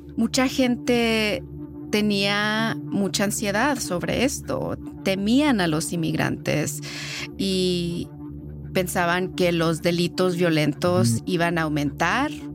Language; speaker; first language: Spanish; early bilingual, heritage; Spanish